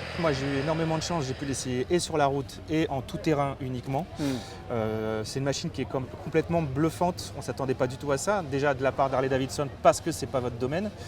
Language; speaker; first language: French; native; French